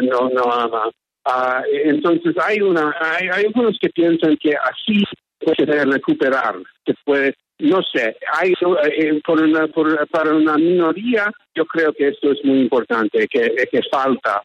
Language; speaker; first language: Spanish; early bilingual, heritage; English